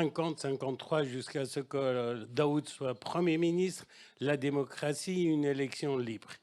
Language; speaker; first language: French; non-native, fluent; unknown